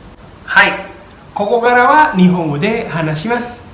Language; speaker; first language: Japanese; non-native, fluent; Indonesian